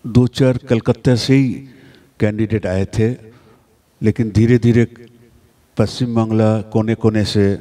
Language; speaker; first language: Hindi; non-native, local second language; Bangla